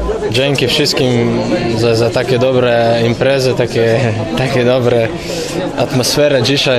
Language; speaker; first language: Polish; non-native, learner; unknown